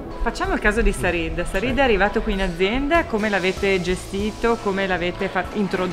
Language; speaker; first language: Italian; native; Italian